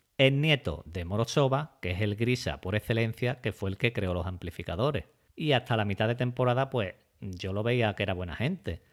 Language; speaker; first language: Spanish; native; Spanish